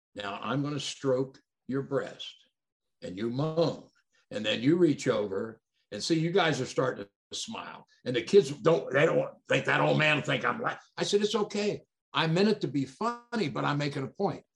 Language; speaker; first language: English; native; English